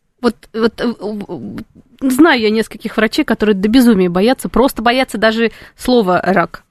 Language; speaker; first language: Russian; native; Russian